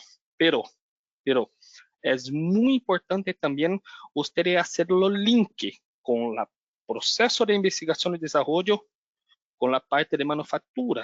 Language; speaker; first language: Spanish; non-native, learner; Portuguese